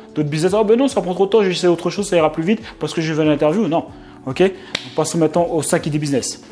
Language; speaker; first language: French; native; French